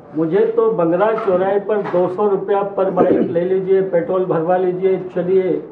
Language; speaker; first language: Hindi; native; Hindi